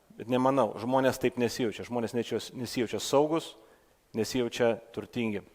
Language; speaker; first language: Lithuanian; native; Lithuanian